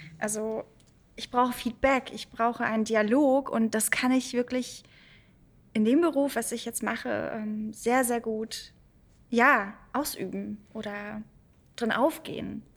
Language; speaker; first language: German; early bilingual, other home language; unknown